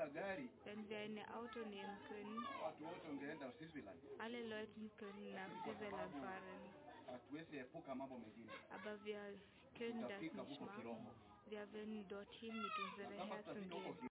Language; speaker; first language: German; non-native, learner; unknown